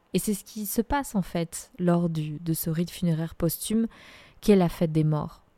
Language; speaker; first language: French; non-native, fluent; Spanish